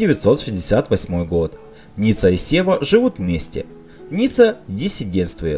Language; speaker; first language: Russian; native; Russian